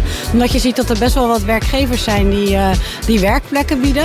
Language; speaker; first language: Dutch; native; Dutch